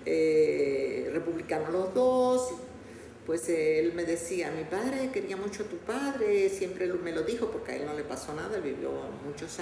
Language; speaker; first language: Spanish; native; Spanish